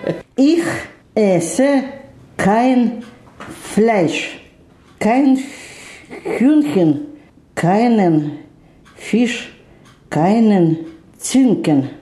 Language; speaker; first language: German; non-native, learner; Russian